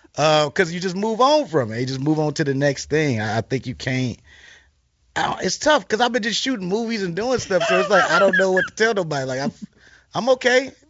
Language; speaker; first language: English; native; English